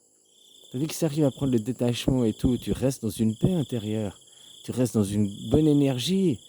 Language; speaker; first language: French; native; French